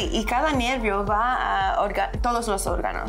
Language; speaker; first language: Spanish; early bilingual, heritage; English